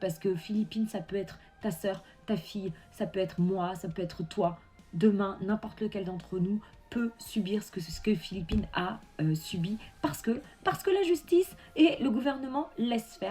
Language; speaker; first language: French; native; French